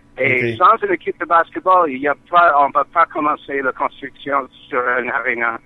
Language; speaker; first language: French; non-native, learner; English